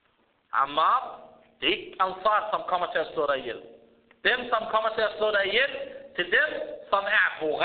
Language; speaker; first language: Danish; early bilingual, other home language; Arabic